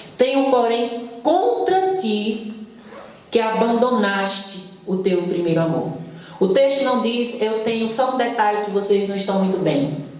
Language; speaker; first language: Portuguese; native; Portuguese